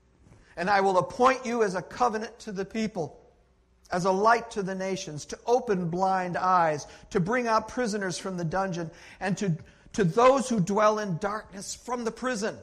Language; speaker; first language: English; native; English